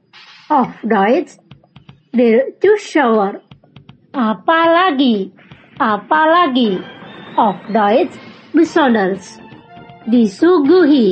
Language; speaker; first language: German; non-native, fluent; Indonesian